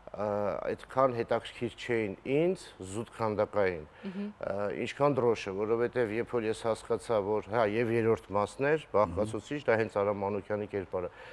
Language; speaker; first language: Armenian; native; Armenian